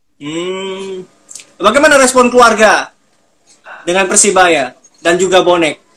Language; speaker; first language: Indonesian; native; Indonesian